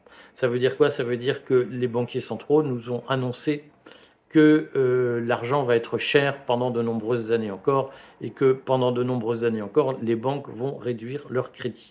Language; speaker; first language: French; native; French